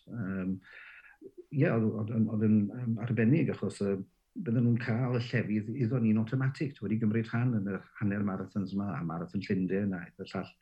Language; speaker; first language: Welsh; native; Welsh